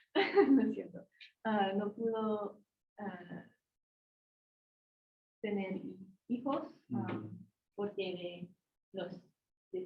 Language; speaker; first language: Spanish; non-native, learner; English